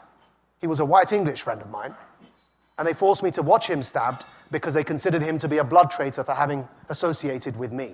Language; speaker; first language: English; native; English